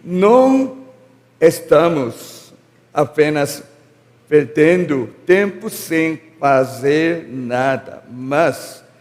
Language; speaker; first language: Portuguese; non-native, learner; Korean